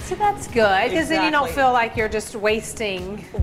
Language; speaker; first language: English; native; English